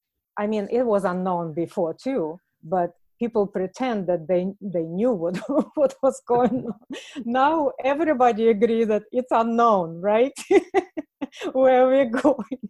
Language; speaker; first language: English; non-native, fluent; Russian